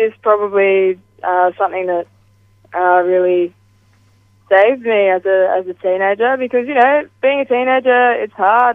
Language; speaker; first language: English; native; English